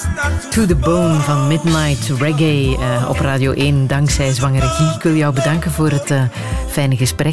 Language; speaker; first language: Dutch; native; Dutch